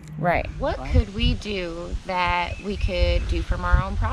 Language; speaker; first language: English; native; English